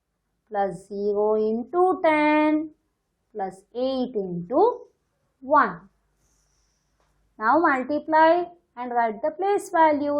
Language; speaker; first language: English; non-native, local second language; Hindi